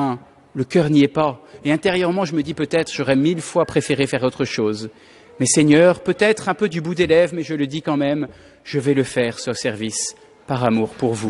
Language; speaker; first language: French; native; French